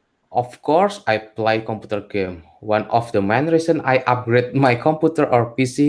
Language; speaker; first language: English; non-native, learner; Indonesian